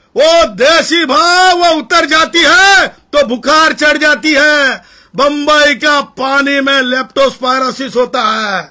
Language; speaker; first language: Hindi; non-native, local second language; Marathi